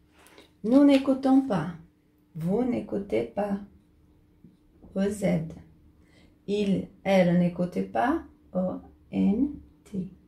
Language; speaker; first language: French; non-native, fluent; Portuguese